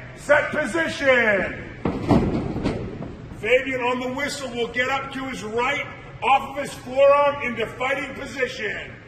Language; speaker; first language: English; non-native, fluent; Indonesian